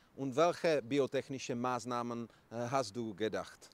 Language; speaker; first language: German; non-native, learner; Czech